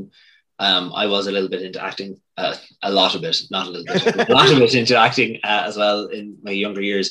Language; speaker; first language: English; native; English